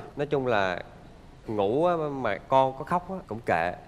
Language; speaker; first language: Vietnamese; native; Vietnamese